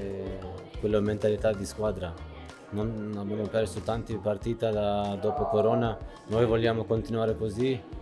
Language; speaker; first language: Italian; non-native, fluent; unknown